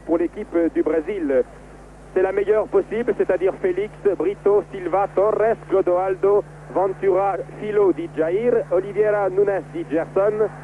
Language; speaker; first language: French; native; French